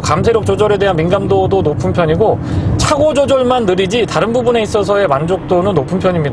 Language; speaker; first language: Korean; native; Korean